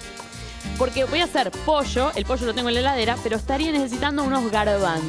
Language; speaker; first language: Spanish; native; Spanish